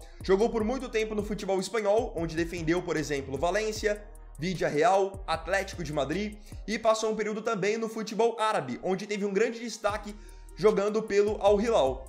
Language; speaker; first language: Portuguese; native; Portuguese